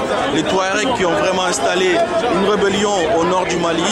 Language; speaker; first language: French; non-native, local second language; Soninke